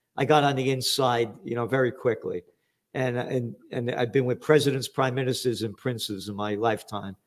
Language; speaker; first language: English; native; English